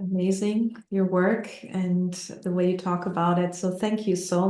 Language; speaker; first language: English; non-native, fluent; German